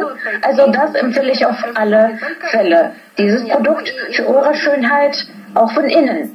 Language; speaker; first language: German; non-native, fluent; Russian